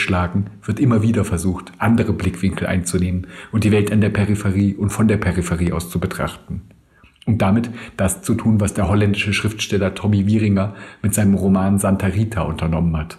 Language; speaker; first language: German; native; German